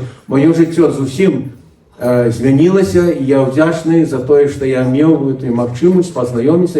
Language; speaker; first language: Belarusian; early bilingual, heritage; Belarusian